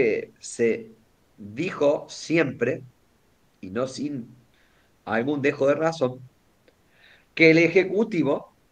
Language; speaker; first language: Spanish; native; Spanish